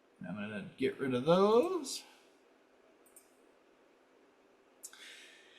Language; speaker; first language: English; native; English